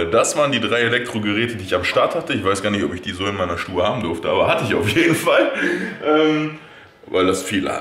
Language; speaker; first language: German; native; German